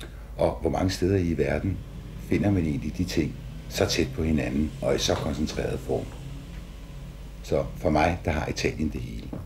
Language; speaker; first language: Danish; native; Danish